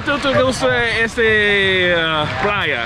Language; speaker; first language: Spanish; non-native, learner; English